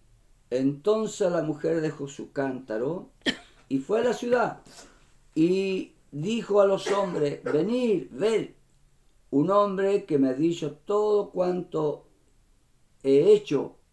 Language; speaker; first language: Spanish; native; Spanish